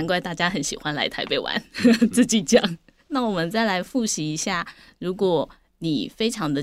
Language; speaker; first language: Chinese; native; Chinese